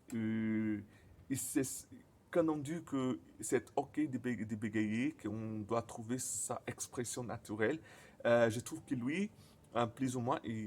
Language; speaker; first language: French; non-native, learner; Portuguese